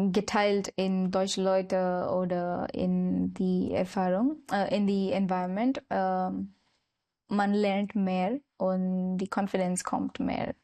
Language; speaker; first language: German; non-native, learner; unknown